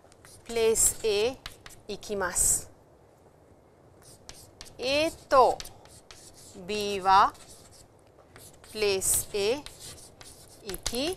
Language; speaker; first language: Japanese; non-native, fluent; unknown